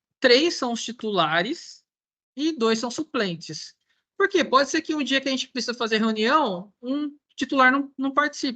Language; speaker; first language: Portuguese; native; Portuguese